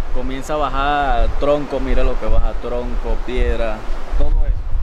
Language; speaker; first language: Spanish; native; Spanish